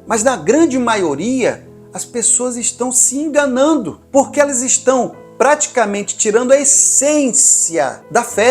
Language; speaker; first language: Portuguese; native; Portuguese